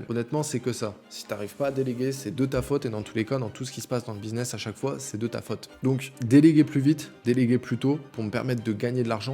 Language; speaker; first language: French; native; French